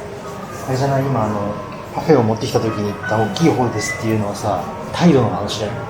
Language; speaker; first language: Japanese; native; Japanese